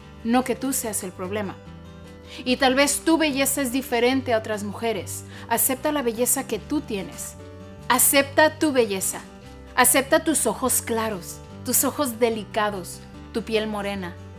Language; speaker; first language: Spanish; early bilingual, heritage; Spanish